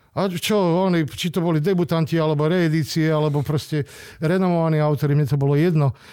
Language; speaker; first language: Slovak; non-native, local second language; Hungarian